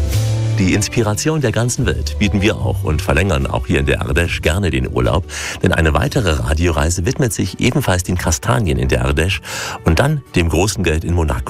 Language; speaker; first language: German; native; German